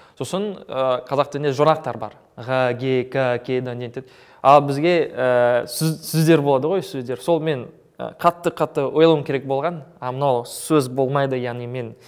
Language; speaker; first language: Kazakh; non-native, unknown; French